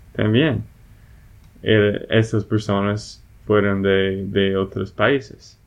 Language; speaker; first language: Spanish; non-native, fluent; English